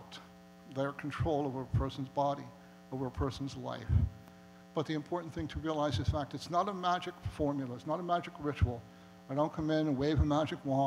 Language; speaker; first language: English; native; English